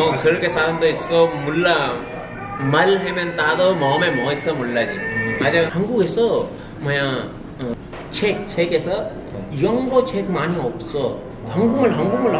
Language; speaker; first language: Korean; non-native, learner; Urdu